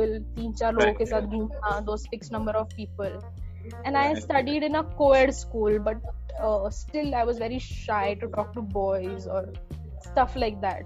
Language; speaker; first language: English; non-native, local second language; Hindi